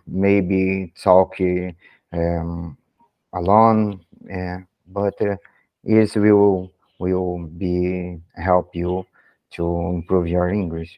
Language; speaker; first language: English; non-native, learner; Portuguese